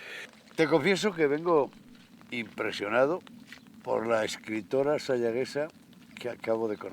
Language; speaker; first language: Spanish; native; Spanish